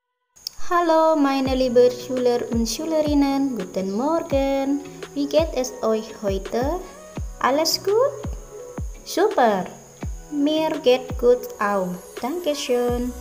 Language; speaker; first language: German; non-native, learner; Indonesian